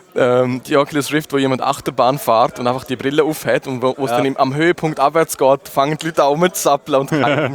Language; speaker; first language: German; native; German